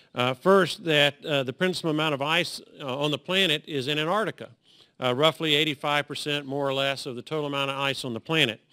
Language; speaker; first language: English; native; English